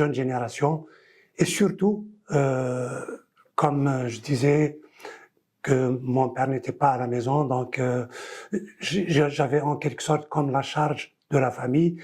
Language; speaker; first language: French; non-native, local second language; Kabyle